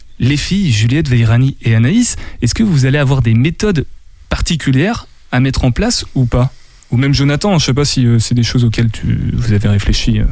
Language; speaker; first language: French; native; French